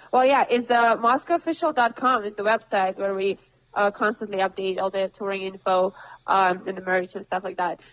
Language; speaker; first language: English; non-native, fluent; Russian